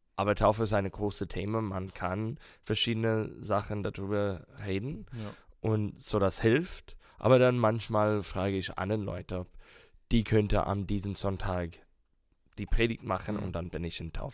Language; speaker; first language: German; non-native, fluent; English